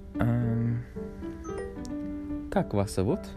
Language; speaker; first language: Russian; non-native, learner; English